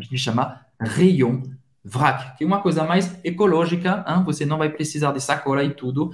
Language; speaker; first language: Portuguese; non-native, fluent; French